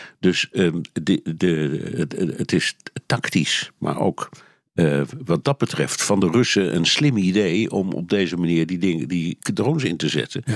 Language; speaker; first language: Dutch; native; Dutch